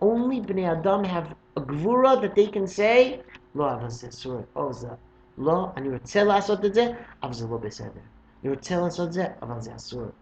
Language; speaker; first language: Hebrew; non-native, fluent; English